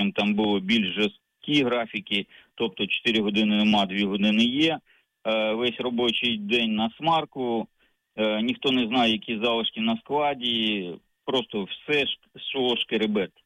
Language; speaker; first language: Ukrainian; native; Ukrainian